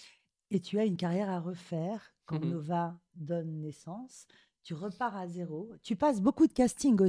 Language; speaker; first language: French; native; French